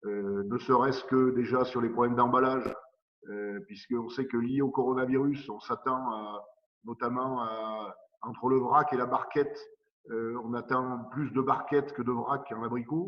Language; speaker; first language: French; native; French